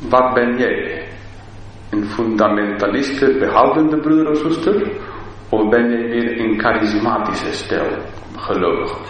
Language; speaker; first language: Dutch; non-native, fluent; English